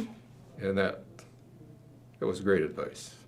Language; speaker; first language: English; native; English